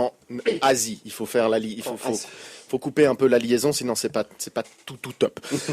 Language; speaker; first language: French; native; French